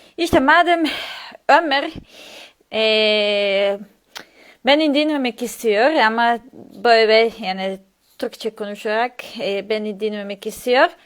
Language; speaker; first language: Turkish; non-native, learner; Serbian